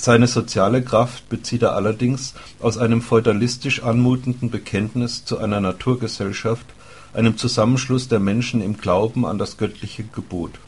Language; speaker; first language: German; native; German